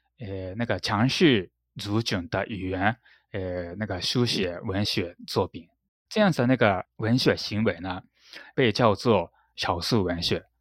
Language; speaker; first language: Chinese; non-native, fluent; Japanese